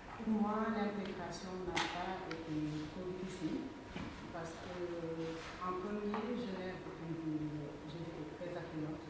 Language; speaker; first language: French; non-native, local second language; Wolof